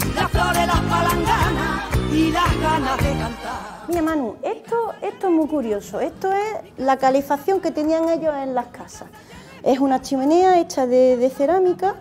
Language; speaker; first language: Spanish; native; Spanish